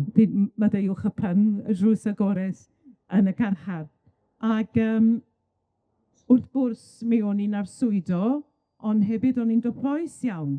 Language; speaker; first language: Welsh; native; Welsh